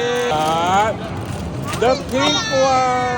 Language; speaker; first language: English; native; English